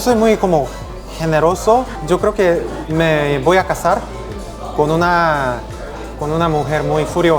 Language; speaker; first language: Spanish; non-native, fluent; Korean